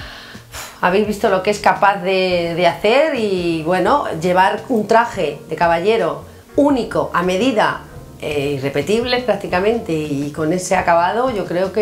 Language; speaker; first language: Spanish; native; Spanish